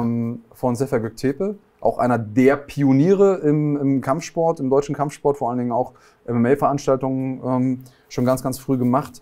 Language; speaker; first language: German; native; German